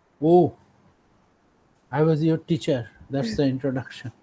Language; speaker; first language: English; non-native, local second language; Bangla